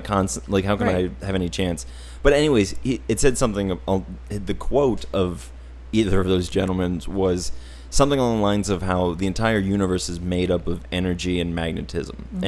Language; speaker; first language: English; native; English